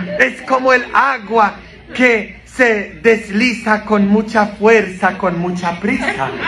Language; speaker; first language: Spanish; non-native, fluent; Polish